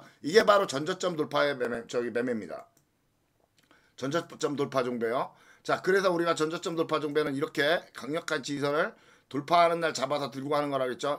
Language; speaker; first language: Korean; native; Korean